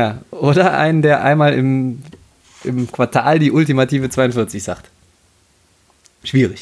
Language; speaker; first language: German; native; German